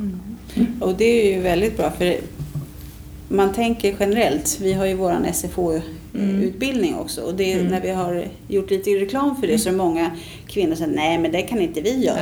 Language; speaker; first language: Swedish; native; Swedish